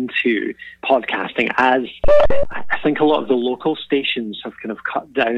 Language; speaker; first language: English; native; English